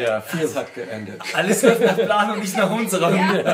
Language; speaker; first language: German; non-native, learner; English